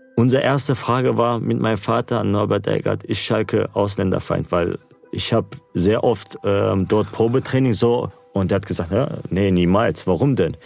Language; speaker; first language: German; non-native, local second language; Turkish